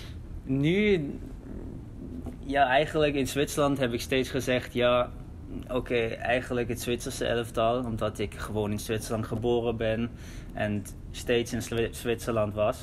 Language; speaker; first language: Dutch; early bilingual, heritage; German